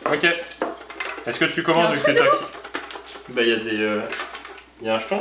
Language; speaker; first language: French; native; French